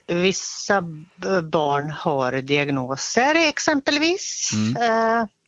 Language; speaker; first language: Swedish; non-native, fluent; Finnish